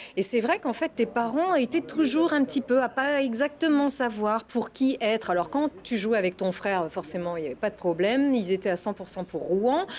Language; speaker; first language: French; native; French